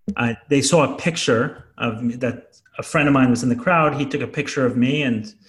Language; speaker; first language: English; native; English